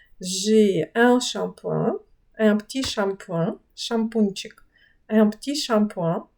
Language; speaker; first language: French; non-native, fluent; Ukrainian